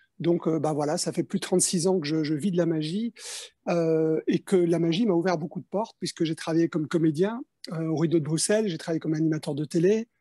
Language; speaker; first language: French; early bilingual, other home language; Spanish